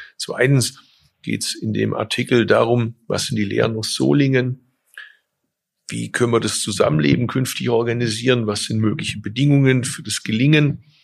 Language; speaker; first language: German; early bilingual, other home language; Turkish